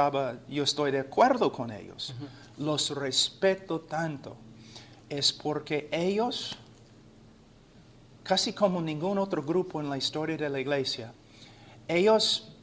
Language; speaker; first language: Spanish; non-native, fluent; English